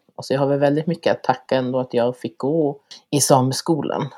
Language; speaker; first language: Swedish; native; Swedish